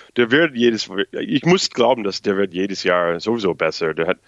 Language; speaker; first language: German; non-native, fluent; English